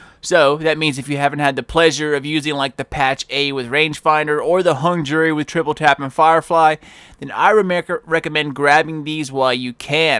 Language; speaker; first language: English; native; English